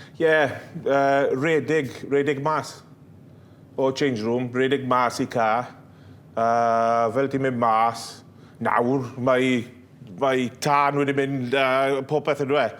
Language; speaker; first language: Welsh; non-native, local second language; English